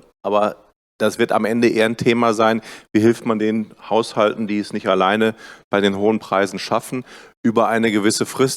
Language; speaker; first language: German; native; German